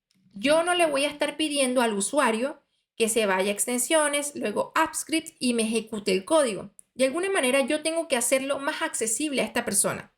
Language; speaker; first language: Spanish; native; Spanish